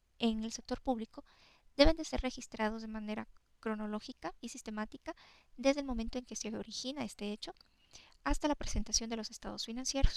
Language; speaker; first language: Spanish; native; Spanish